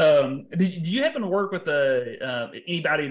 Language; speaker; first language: English; native; English